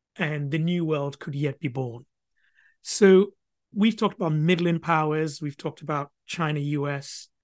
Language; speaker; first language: English; non-native, local second language; Akan